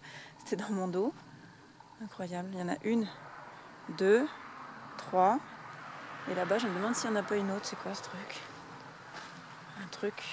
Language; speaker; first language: French; native; French